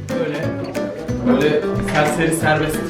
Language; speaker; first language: Turkish; non-native, learner; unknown